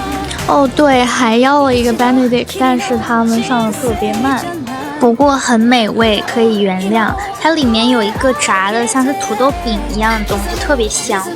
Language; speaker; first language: Chinese; native; Chinese